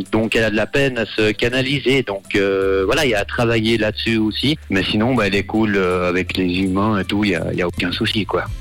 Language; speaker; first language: French; native; French